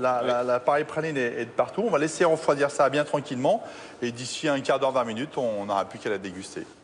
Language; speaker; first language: French; native; French